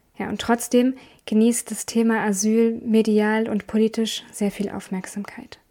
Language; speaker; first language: German; native; German